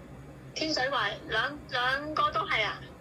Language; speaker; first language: Chinese; non-native, learner; Indonesian